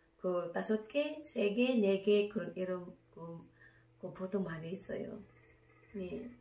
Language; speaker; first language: Korean; non-native, learner; Filipino